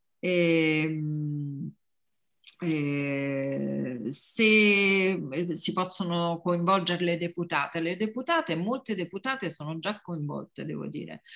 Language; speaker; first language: Italian; native; Italian